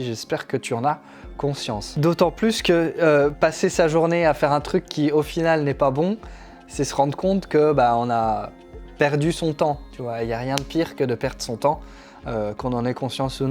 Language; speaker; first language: French; native; French